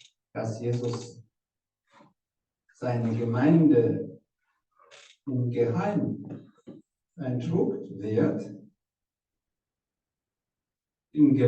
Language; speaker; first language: German; non-native, fluent; Rundi